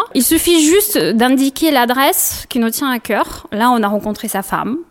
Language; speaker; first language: French; non-native, fluent; Russian